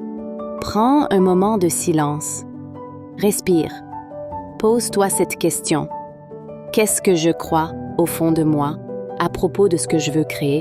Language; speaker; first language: French; native; French